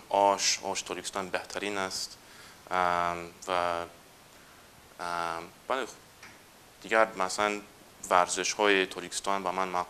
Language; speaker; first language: Persian; non-native, fluent; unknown